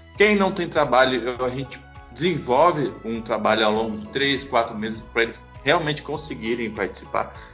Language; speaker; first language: Portuguese; native; Portuguese